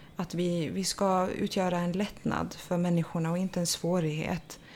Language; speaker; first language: Swedish; native; Swedish